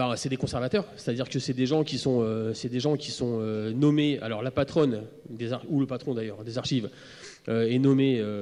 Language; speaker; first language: French; native; French